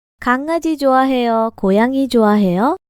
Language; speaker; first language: Korean; non-native, fluent; Sinhala